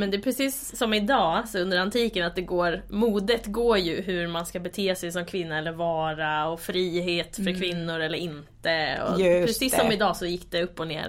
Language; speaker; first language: Swedish; native; Swedish